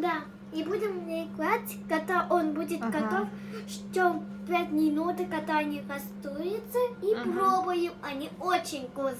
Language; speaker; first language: Russian; early bilingual, other home language; Tajik